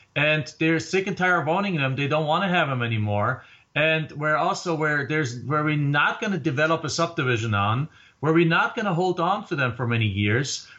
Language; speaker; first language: English; non-native, fluent; German